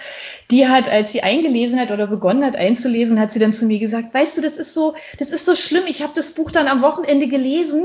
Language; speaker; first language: German; native; German